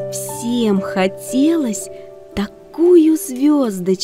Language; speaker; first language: Russian; native; Russian